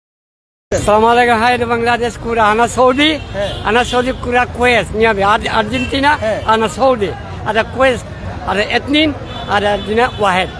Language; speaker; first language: Arabic; non-native, learner; Bangla